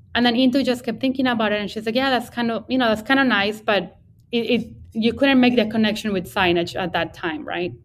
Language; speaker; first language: English; non-native, fluent; Spanish